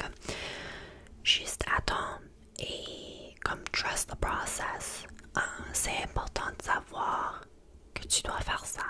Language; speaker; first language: French; non-native, learner; English